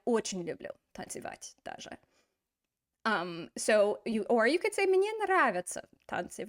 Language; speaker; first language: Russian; non-native, fluent; English